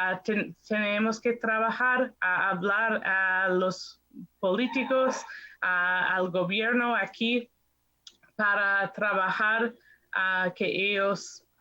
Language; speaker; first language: Spanish; non-native, fluent; English